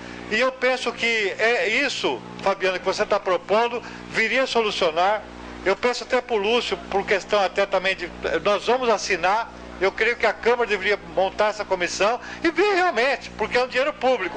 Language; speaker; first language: Portuguese; native; Portuguese